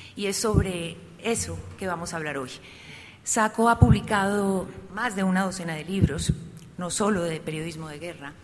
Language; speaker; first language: Spanish; native; Spanish